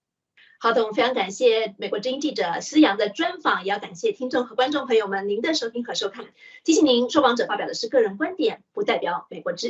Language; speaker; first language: Chinese; native; Chinese